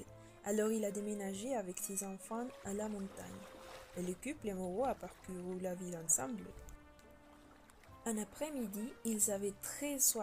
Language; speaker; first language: French; non-native, learner; Spanish